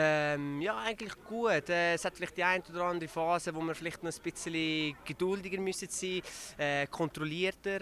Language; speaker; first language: German; native; German